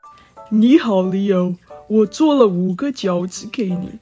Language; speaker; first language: Chinese; non-native, learner; English